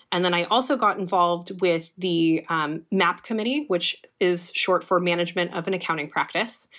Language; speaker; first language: English; native; English